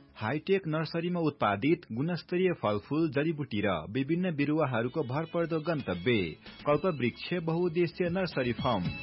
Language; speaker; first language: Nepali; native; Nepali